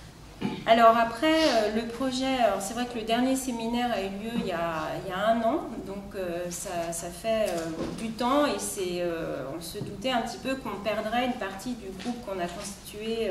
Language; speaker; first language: French; native; French